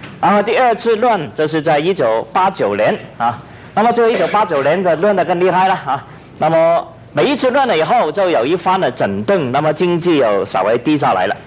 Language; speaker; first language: Chinese; non-native, local second language; Cantonese